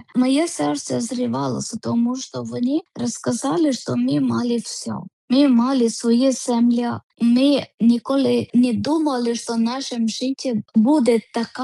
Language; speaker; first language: Ukrainian; non-native, learner; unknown